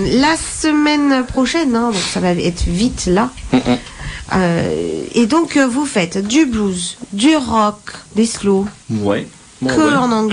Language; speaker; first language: French; native; French